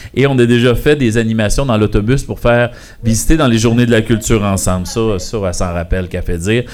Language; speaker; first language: French; native; French